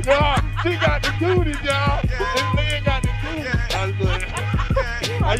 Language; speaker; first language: English; native; English